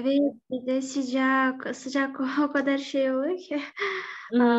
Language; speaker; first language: Turkish; non-native, learner; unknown